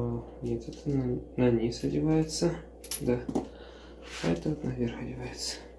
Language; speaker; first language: Russian; native; Russian